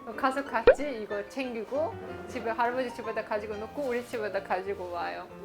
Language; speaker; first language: Korean; non-native, learner; Azerbaijani